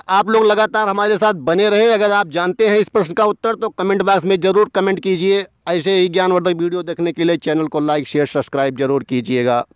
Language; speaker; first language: Hindi; native; Hindi